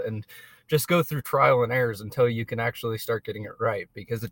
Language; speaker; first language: English; native; English